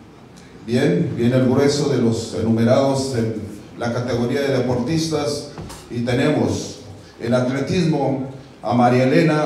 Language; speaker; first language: Spanish; native; Spanish